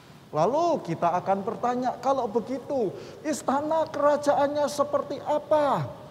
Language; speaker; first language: Indonesian; native; Indonesian